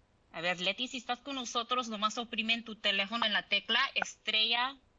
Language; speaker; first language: Spanish; early bilingual, heritage; Spanish